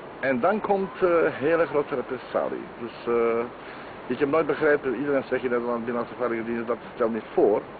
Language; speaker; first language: Dutch; non-native, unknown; Croatian